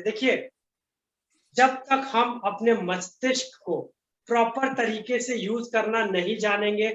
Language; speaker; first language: Hindi; native; Hindi